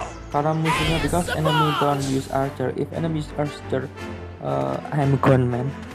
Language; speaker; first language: English; non-native, learner; Indonesian